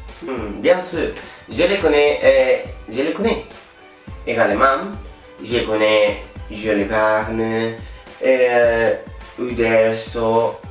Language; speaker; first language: French; non-native, learner; Spanish